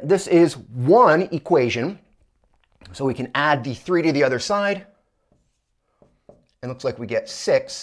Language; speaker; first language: English; native; English